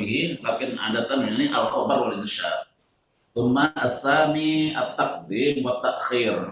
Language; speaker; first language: Arabic; non-native, fluent; Indonesian